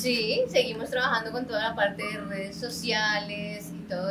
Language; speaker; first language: Portuguese; non-native, learner; Spanish